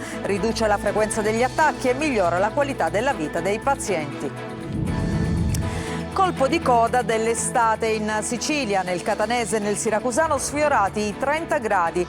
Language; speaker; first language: Italian; native; Italian